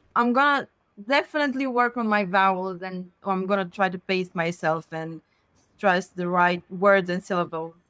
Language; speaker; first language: English; non-native, fluent; Romanian